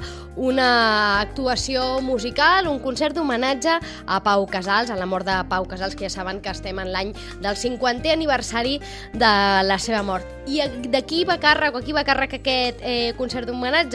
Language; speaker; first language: Catalan; native; Catalan